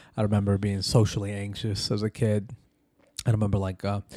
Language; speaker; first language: English; early bilingual, other home language; Arabic